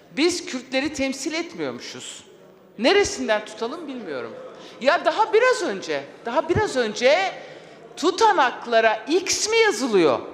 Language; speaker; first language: Turkish; non-native, local second language; Kurdish